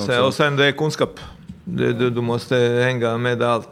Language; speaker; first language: Swedish; non-native, fluent; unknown